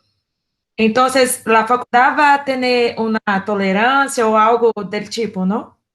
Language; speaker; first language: Spanish; non-native, learner; Portuguese